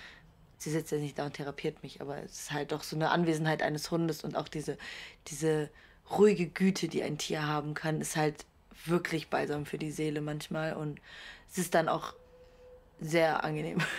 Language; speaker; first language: German; native; German